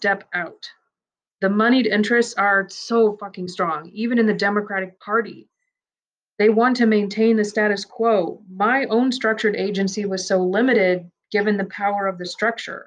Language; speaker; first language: English; early bilingual, other home language; Persian